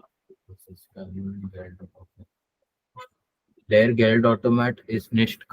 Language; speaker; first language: German; non-native, learner; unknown